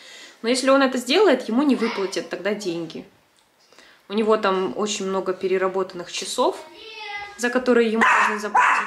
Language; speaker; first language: Russian; native; Russian